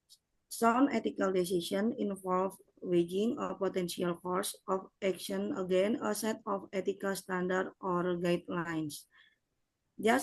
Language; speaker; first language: English; non-native, learner; Indonesian